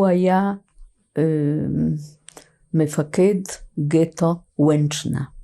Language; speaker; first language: Hebrew; non-native, fluent; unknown